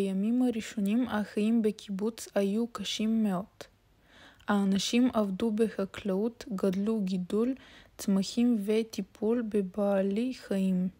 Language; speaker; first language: Hebrew; non-native, learner; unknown